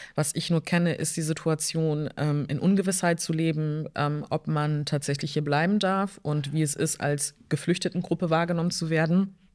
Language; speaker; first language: German; early bilingual, other home language; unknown